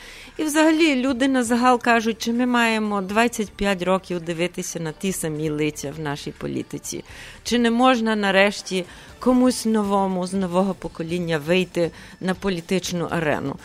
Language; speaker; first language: Ukrainian; early bilingual, heritage; Ukrainian